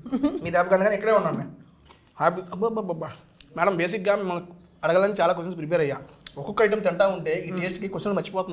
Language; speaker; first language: Telugu; native; Telugu